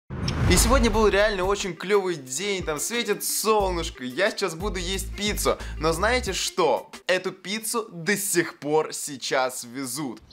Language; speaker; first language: Russian; native; Russian